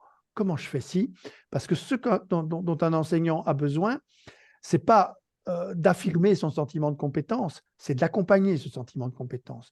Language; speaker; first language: French; native; French